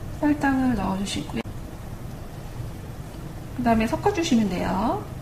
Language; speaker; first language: Korean; native; Korean